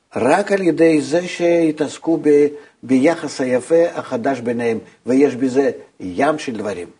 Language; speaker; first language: Hebrew; non-native, fluent; Russian